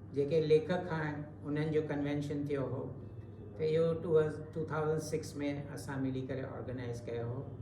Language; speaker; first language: Sindhi; early bilingual, heritage; Sindhi